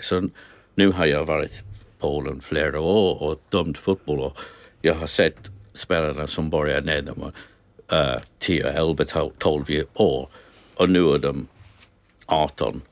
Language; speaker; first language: Swedish; non-native, fluent; English